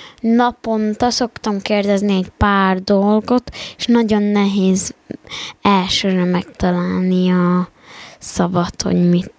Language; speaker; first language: Hungarian; early bilingual, heritage; Hungarian